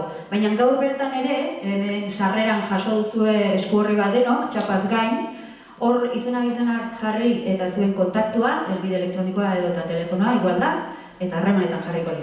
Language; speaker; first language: Basque; native; Basque